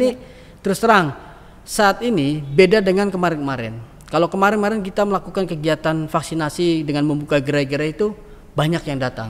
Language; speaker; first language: Indonesian; native; Indonesian